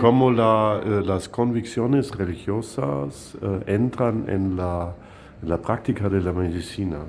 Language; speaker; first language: Spanish; non-native, fluent; German